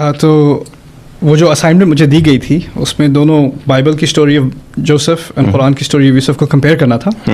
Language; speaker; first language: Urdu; early bilingual, heritage; German